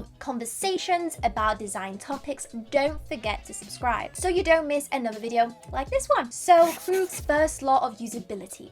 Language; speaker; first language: English; non-native, fluent; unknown